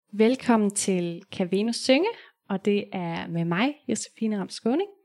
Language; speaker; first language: Danish; native; Danish